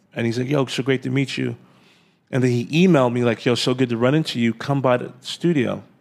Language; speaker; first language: English; native; English